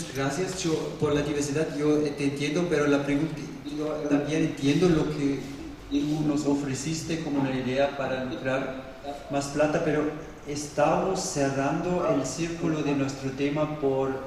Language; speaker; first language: Spanish; non-native, fluent; German